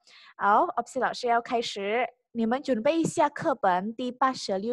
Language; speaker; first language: Chinese; non-native, fluent; Indonesian